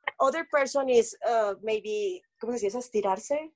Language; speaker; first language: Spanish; non-native, learner; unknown